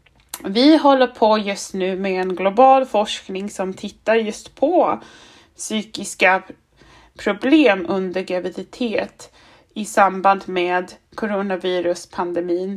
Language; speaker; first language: Swedish; non-native, fluent; German